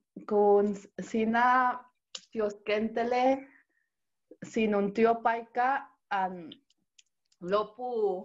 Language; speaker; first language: Finnish; non-native, learner; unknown